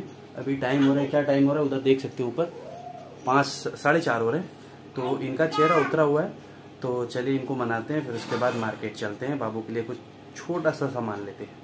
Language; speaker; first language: Hindi; native; Hindi